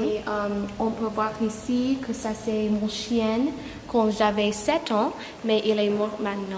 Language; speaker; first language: French; non-native, learner; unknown